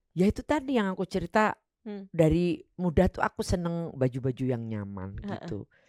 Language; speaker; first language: Indonesian; native; Indonesian